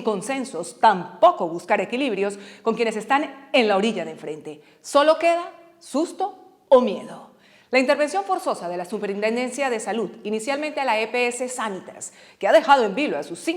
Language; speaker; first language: Spanish; native; Spanish